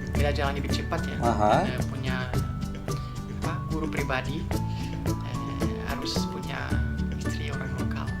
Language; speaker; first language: Indonesian; non-native, fluent; French